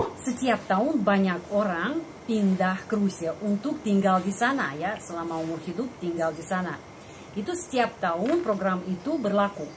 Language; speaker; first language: Indonesian; non-native, fluent; Russian